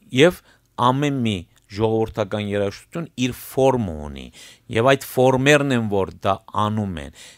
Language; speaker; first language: Armenian; early bilingual, heritage; Armenian